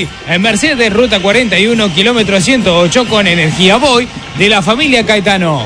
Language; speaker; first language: Spanish; native; Spanish